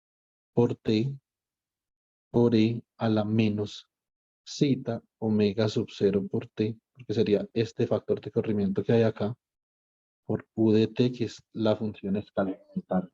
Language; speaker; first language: Spanish; native; Spanish